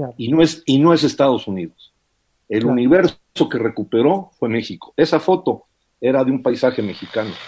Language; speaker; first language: Spanish; early bilingual, heritage; English